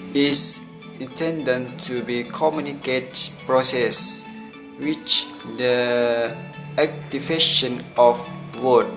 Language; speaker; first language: English; non-native, learner; Indonesian